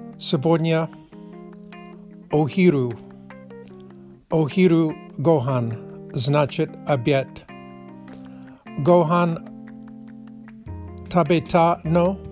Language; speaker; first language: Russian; non-native, learner; Czech